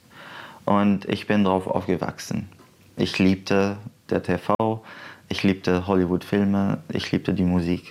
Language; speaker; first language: German; non-native, fluent; Arabic